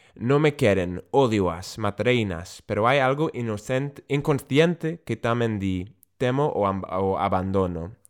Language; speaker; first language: Galician; non-native, fluent; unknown